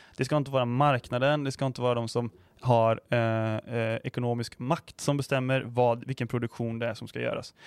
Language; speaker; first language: Swedish; native; Swedish